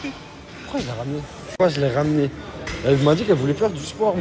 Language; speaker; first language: French; native; French